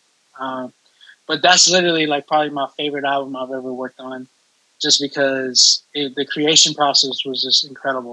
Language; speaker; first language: English; native; English